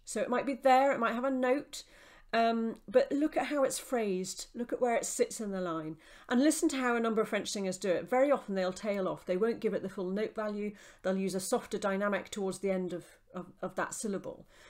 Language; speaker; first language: English; native; English